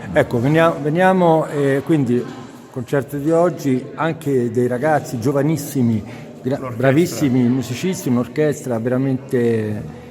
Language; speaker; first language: Italian; native; Italian